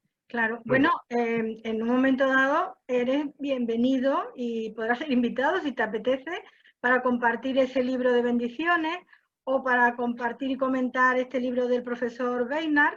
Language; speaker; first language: Spanish; native; Spanish